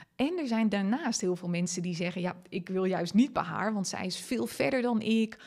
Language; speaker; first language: Dutch; non-native, local second language; Western Frisian